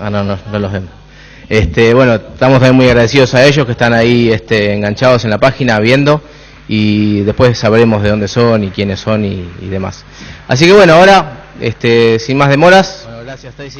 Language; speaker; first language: Spanish; native; Spanish